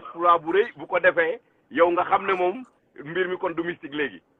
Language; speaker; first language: Wolof; native; Wolof